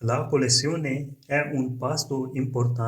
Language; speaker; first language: Italian; non-native, fluent; Urdu